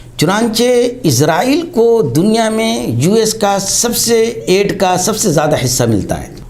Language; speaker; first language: Urdu; native; Urdu